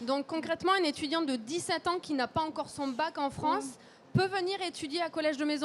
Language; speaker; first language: French; native; French